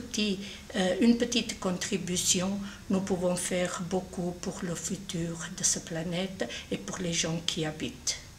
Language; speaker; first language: French; non-native, fluent; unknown